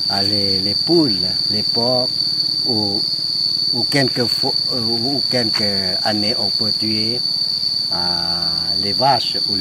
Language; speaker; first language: French; non-native, fluent; Lao